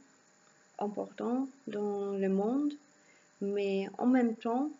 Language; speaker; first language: French; non-native, learner; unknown